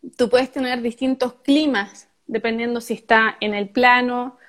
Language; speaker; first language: Spanish; native; Spanish